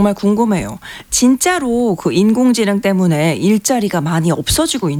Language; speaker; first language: Korean; native; Korean